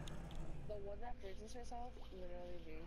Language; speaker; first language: English; native; English